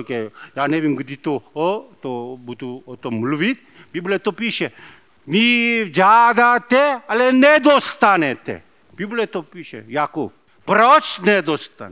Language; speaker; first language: Czech; non-native, learner; Korean